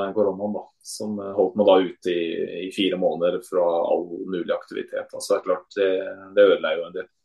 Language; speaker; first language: Norwegian; native; Norwegian